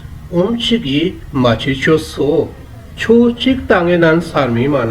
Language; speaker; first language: Korean; non-native, fluent; Urdu